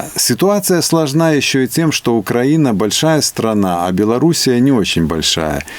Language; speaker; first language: Russian; non-native, local second language; Belarusian